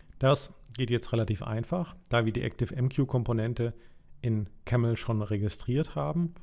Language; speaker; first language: German; native; German